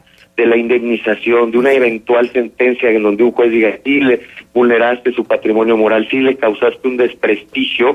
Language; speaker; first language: Spanish; native; Spanish